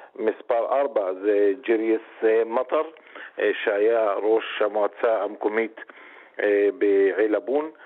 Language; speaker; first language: Hebrew; non-native, local second language; Arabic